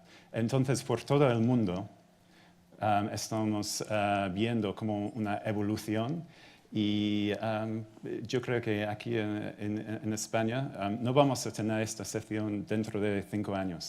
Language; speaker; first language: Spanish; non-native, fluent; English